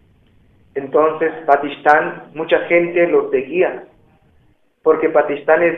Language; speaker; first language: Spanish; non-native, local second language; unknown